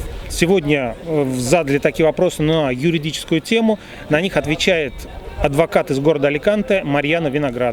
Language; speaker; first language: Russian; native; Russian